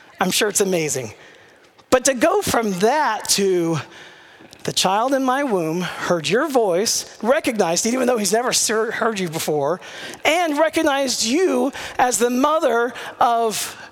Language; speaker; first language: English; native; English